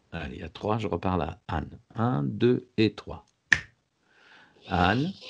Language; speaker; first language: French; native; French